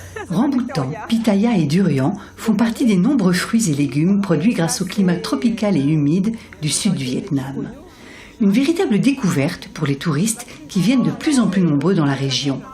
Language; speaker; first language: French; native; French